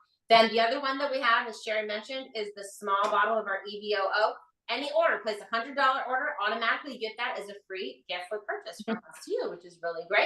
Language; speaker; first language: English; native; English